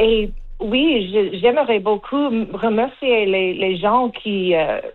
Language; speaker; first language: French; non-native, learner; English